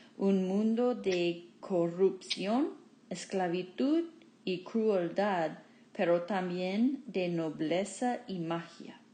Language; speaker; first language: Spanish; non-native, fluent; English